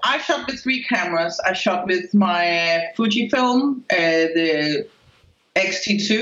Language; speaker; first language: English; non-native, fluent; Spanish